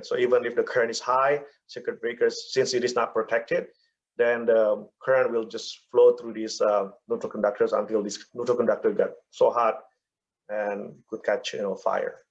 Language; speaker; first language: English; non-native, fluent; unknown